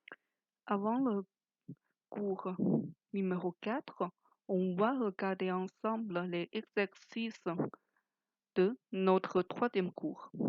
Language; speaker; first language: French; non-native, fluent; Chinese